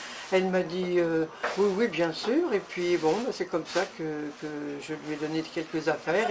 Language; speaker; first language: French; native; French